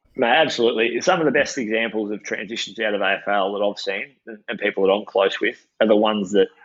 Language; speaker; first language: English; native; English